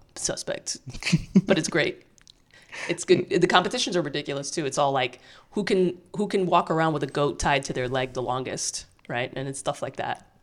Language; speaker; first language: English; native; English